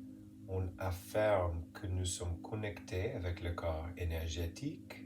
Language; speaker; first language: French; non-native, fluent; English